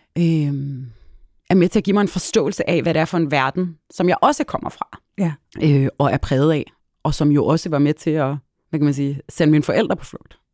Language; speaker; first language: Danish; early bilingual, other home language; Arabic